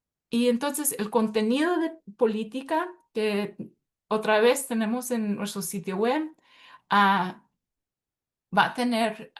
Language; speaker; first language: Spanish; early bilingual, heritage; Spanish